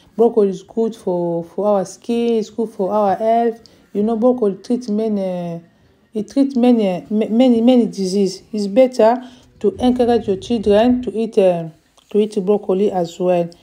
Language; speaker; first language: English; non-native, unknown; Lingala